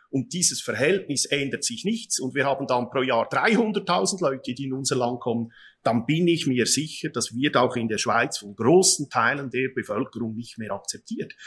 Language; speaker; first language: German; native; German